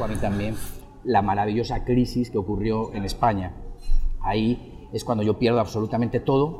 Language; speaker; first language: Spanish; native; Spanish